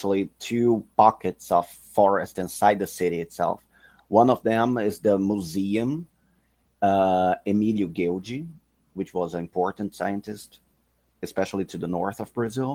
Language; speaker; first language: English; non-native, fluent; Portuguese